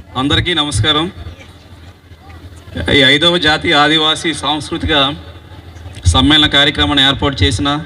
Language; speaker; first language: Telugu; native; Telugu